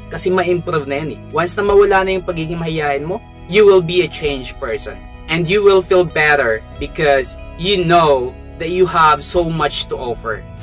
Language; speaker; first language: English; non-native, local second language; Filipino